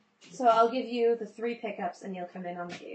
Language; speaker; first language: English; native; English